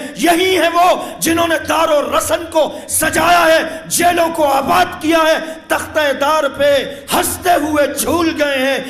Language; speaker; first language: Urdu; native; Urdu